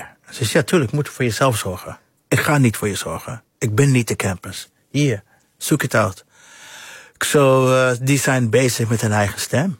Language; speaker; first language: Dutch; non-native, fluent; English